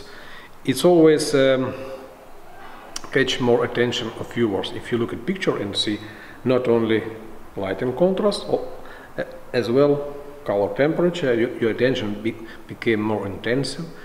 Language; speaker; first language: English; non-native, fluent; Russian